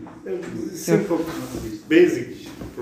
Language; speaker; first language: English; non-native, learner; Turkish